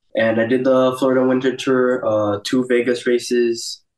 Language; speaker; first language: English; early bilingual, other home language; Portuguese